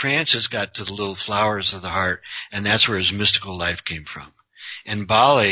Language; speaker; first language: English; native; English